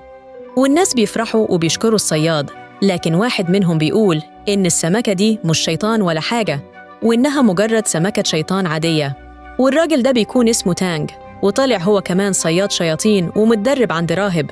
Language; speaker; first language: Arabic; native; Arabic